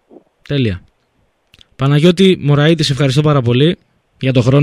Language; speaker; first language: Greek; native; Greek